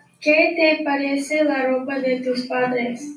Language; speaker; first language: Spanish; non-native, learner; English